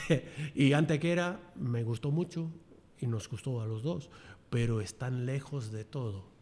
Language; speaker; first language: Spanish; non-native, fluent; English